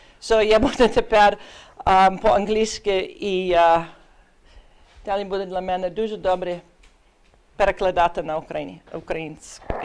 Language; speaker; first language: Ukrainian; early bilingual, heritage; Ukrainian